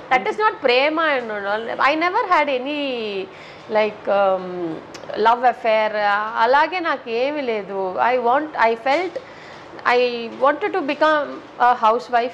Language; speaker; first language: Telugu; non-native, local second language; Tamil